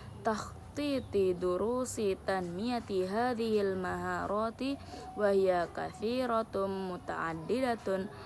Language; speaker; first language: Arabic; non-native, learner; Indonesian